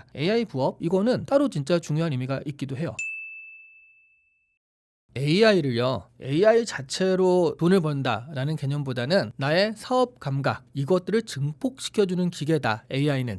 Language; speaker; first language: Korean; native; Korean